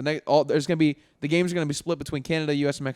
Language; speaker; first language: English; native; English